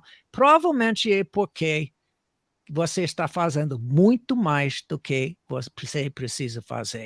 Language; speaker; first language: Portuguese; non-native, fluent; English